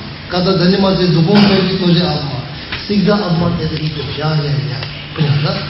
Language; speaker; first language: Russian; non-native, learner; Tibetan